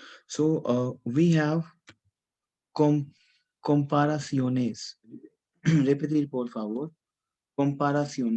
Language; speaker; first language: Spanish; non-native, fluent; Hindi